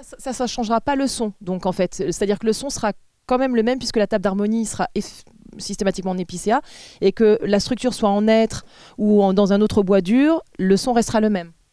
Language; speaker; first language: French; native; French